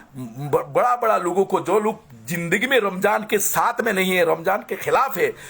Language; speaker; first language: Hindi; non-native, local second language; Bangla